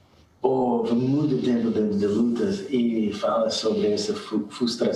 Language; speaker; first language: Portuguese; non-native, fluent; English